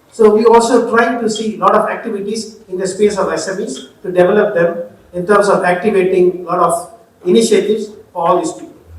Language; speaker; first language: English; non-native, local second language; Tamil